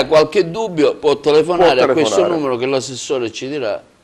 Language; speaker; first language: Italian; native; Italian